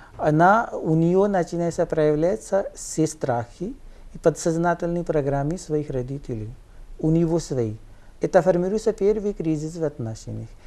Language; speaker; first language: Russian; non-native, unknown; Punjabi